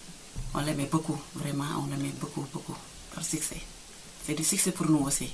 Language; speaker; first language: French; non-native, local second language; Wolof